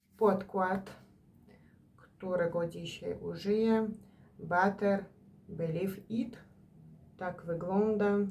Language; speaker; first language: Polish; non-native, fluent; Ukrainian